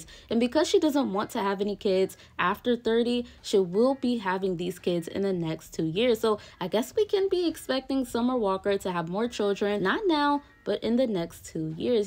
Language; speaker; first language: English; native; English